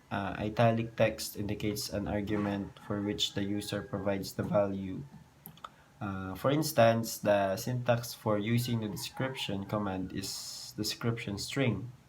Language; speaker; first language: English; non-native, local second language; Filipino